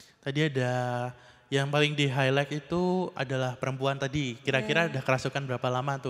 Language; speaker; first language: Indonesian; native; Indonesian